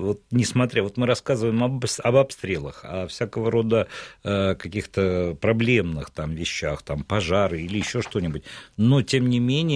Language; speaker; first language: Russian; native; Russian